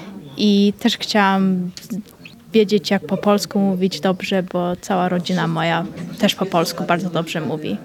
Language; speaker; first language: Polish; early bilingual, heritage; Polish